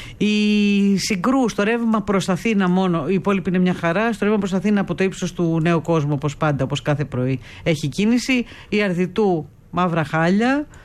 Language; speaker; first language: Greek; native; Greek